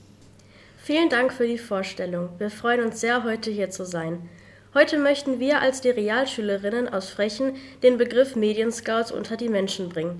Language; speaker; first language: German; native; German